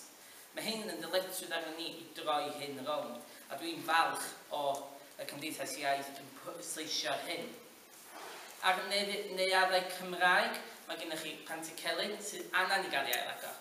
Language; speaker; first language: Welsh; native; Welsh